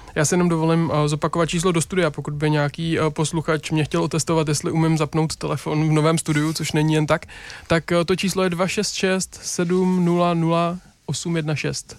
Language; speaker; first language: Czech; native; Czech